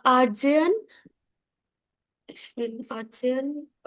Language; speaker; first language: German; non-native, learner; Punjabi